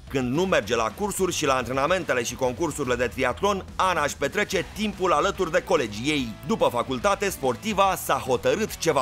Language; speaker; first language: Romanian; native; Romanian